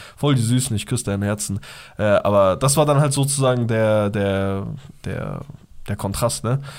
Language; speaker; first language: German; early bilingual, other home language; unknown